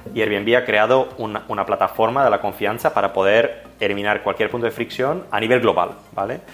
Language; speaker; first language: Spanish; non-native, fluent; Dutch